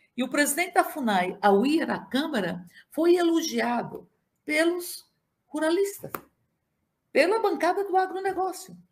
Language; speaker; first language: Portuguese; native; Portuguese